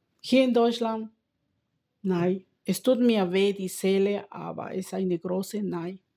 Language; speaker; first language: German; non-native, learner; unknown